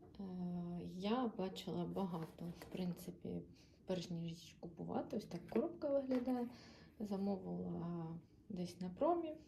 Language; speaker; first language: Ukrainian; non-native, local second language; Russian